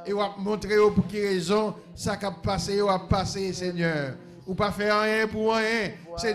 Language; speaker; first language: French; non-native, local second language; Haitian Creole